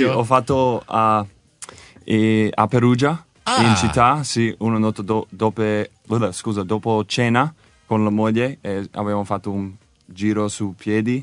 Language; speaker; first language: Italian; non-native, learner; English